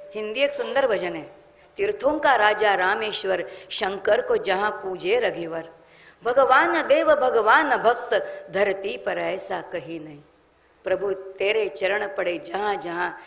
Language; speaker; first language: Hindi; non-native, local second language; Marathi